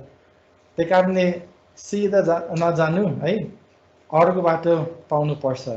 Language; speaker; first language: Nepali; non-native, fluent; English